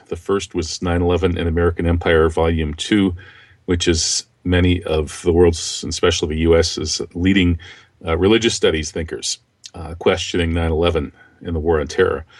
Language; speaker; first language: English; native; English